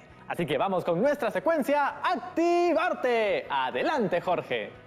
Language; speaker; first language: Spanish; native; Spanish